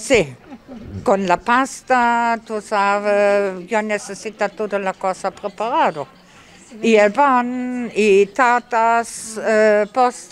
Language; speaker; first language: Spanish; non-native, learner; German